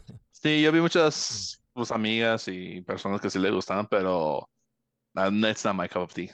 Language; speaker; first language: Spanish; early bilingual, heritage; Spanish